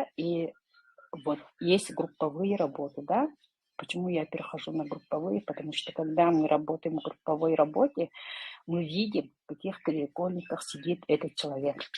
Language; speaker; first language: Russian; non-native, local second language; Yakut